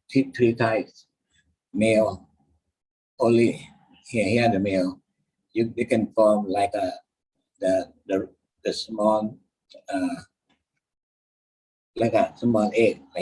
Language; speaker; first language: English; non-native, learner; Thai